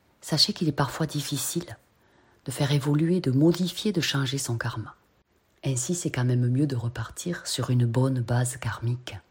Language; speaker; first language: French; native; French